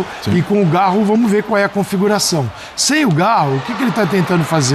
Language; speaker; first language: Portuguese; native; Portuguese